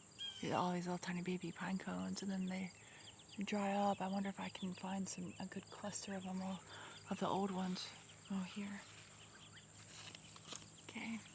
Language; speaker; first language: English; native; English